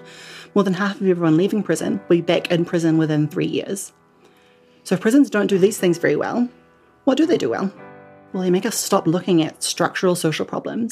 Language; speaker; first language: English; native; English